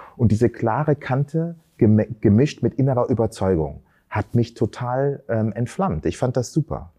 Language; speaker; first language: German; early bilingual, other home language; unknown